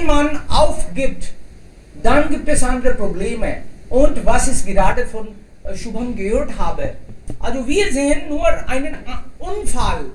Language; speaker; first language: German; non-native, fluent; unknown